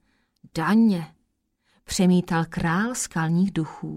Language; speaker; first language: Czech; native; Czech